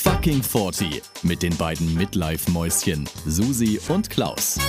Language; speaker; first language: German; native; German